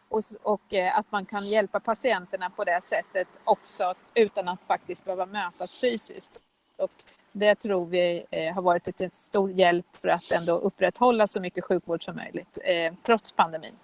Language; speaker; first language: Swedish; native; Swedish